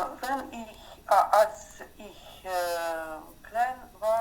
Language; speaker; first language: German; non-native, learner; Ukrainian